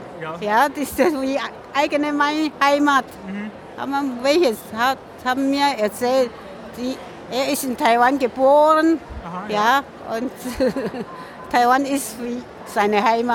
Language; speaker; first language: German; non-native, learner; Min Nan Chinese